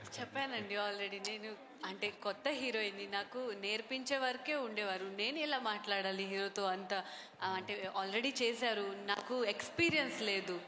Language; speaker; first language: Telugu; non-native, fluent; Marathi